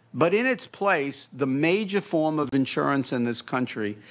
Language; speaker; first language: English; native; English